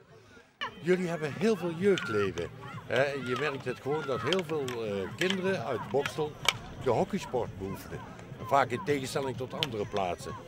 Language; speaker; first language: Dutch; native; Dutch